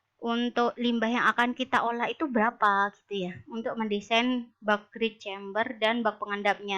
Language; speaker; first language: Indonesian; native; Indonesian